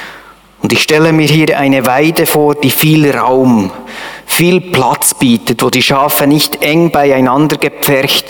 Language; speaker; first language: German; native; German